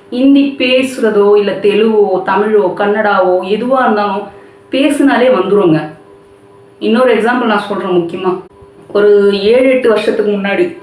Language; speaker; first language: Tamil; non-native, local second language; Telugu